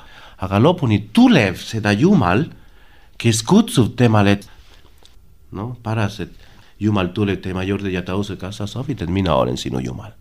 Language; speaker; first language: Estonian; non-native, learner; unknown